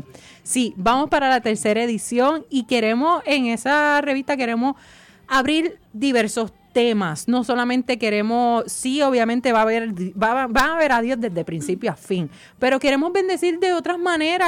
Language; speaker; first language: Spanish; native; Spanish